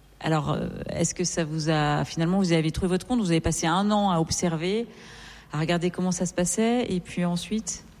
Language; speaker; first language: French; native; French